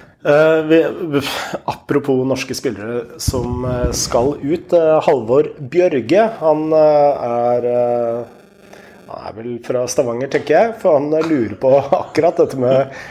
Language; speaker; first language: Norwegian; native; Norwegian